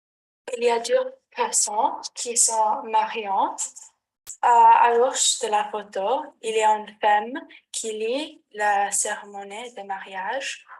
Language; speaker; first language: French; non-native, learner; English